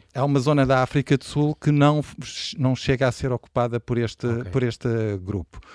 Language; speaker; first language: Portuguese; native; Portuguese